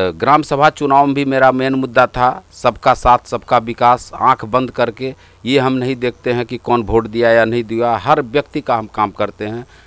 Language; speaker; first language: Hindi; native; Hindi